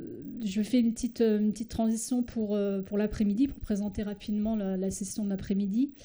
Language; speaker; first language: French; native; French